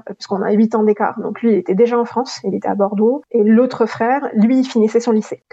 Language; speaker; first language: French; non-native, local second language; Gujarati